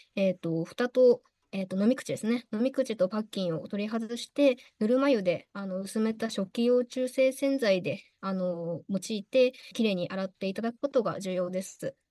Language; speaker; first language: Japanese; native; Japanese